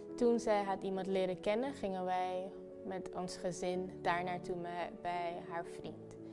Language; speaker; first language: Dutch; non-native, local second language; Papiamento